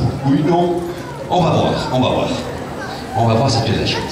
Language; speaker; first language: French; native; French